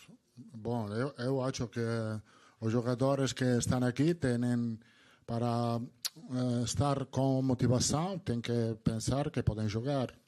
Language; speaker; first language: Portuguese; non-native, learner; Italian